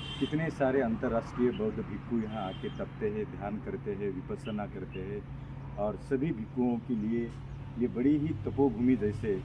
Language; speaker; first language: Hindi; non-native, local second language; Marathi